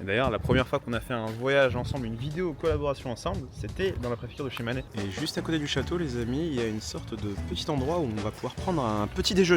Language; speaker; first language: French; native; French